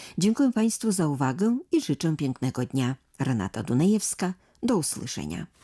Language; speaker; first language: Polish; native; Polish